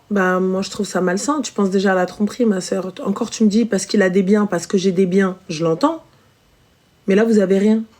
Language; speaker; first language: French; early bilingual, other home language; Arabic